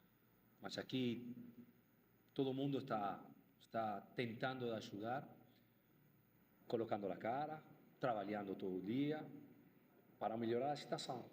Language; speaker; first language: Portuguese; non-native, fluent; Spanish